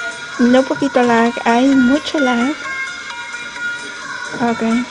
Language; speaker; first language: Spanish; early bilingual, heritage; Spanish